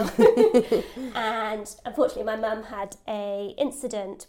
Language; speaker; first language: English; native; English